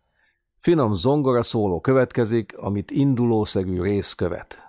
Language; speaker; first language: Hungarian; native; Hungarian